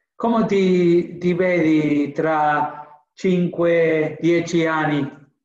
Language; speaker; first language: Italian; non-native, fluent; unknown